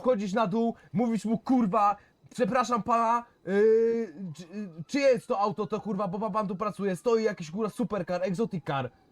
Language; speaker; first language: Polish; native; Polish